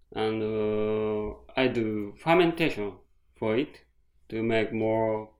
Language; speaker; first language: English; non-native, learner; Japanese